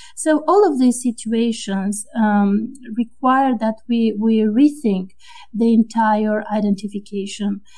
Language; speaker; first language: English; non-native, fluent; Romanian